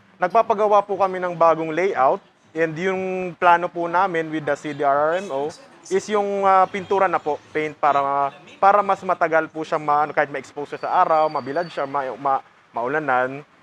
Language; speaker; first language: Filipino; non-native, local second language; Bikol